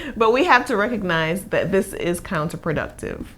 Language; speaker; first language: English; native; English